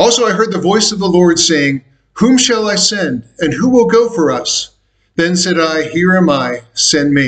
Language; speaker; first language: English; native; English